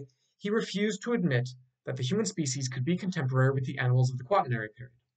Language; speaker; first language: English; native; English